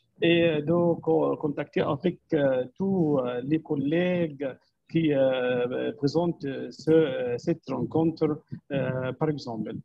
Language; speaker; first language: French; non-native, fluent; Arabic